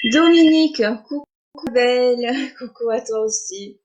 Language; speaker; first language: French; early bilingual, other home language; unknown